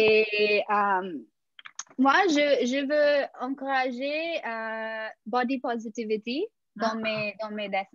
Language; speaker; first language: French; non-native, fluent; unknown